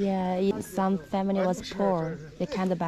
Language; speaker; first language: English; non-native, learner; Chinese